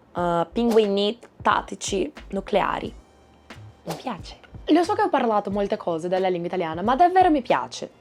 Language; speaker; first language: Italian; non-native, learner; Portuguese